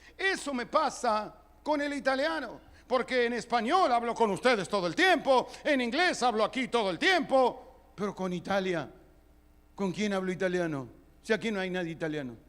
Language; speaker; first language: Spanish; early bilingual, other home language; Italian